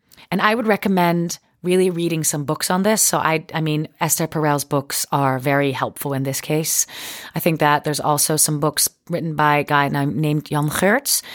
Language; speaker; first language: English; non-native, fluent; Dutch